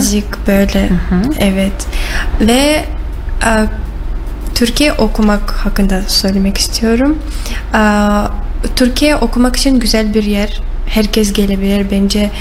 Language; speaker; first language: Turkish; non-native, learner; Russian